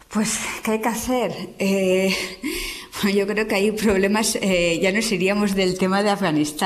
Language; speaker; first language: Spanish; native; Spanish